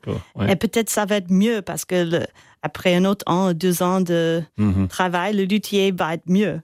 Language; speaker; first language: French; non-native, fluent; English